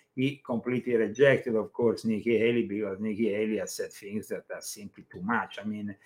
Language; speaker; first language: English; non-native, fluent; Italian